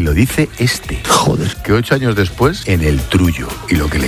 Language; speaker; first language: Spanish; native; Spanish